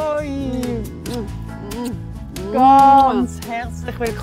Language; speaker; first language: German; native; German